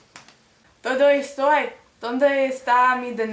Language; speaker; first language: Spanish; non-native, learner; English